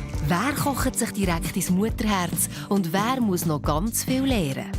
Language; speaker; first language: German; native; German